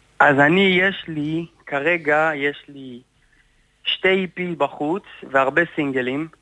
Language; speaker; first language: Hebrew; early bilingual, heritage; Hebrew